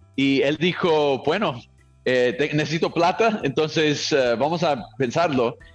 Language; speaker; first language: Spanish; non-native, fluent; English